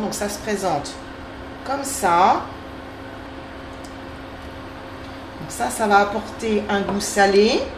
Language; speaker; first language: French; native; French